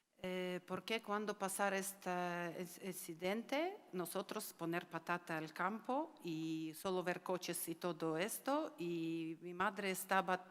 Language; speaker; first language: Spanish; non-native, learner; Ukrainian